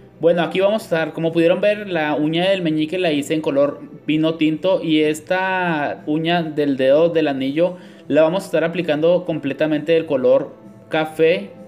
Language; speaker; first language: Spanish; native; Spanish